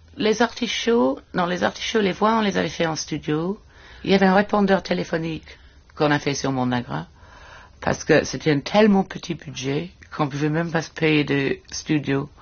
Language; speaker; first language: French; non-native, fluent; English